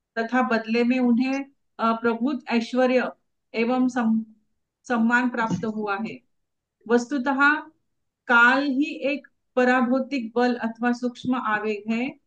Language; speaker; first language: Hindi; non-native, local second language; Marathi